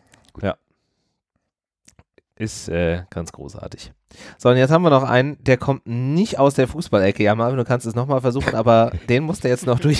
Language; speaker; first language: German; native; German